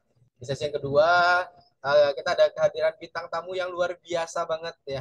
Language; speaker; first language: Indonesian; native; Indonesian